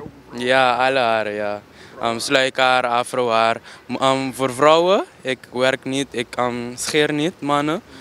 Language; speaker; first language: Dutch; non-native, local second language; Papiamento